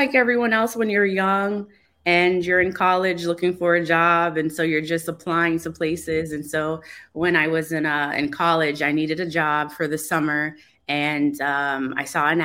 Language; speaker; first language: English; native; English